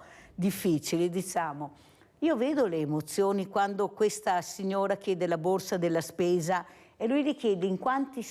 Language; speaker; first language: Italian; native; Italian